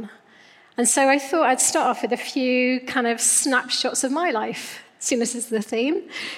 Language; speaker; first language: English; native; English